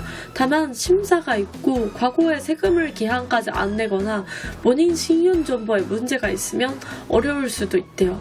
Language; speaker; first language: Korean; non-native, fluent; Japanese